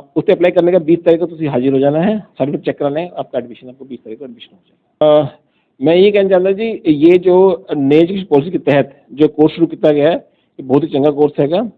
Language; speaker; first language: Hindi; non-native, local second language; Punjabi